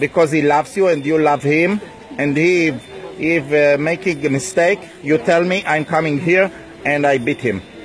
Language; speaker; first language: English; non-native, learner; Hebrew